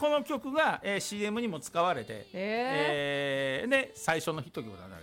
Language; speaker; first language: Japanese; native; Japanese